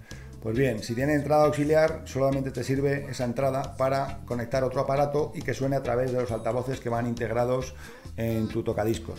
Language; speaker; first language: Spanish; native; Spanish